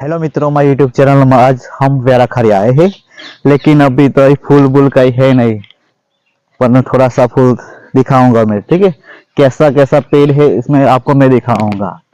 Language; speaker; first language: Hindi; non-native, local second language; Gujarati